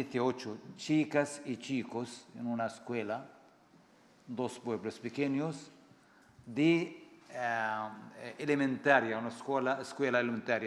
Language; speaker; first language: Spanish; non-native, fluent; Arabic